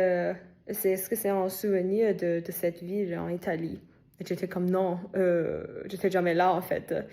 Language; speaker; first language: French; non-native, fluent; Chinese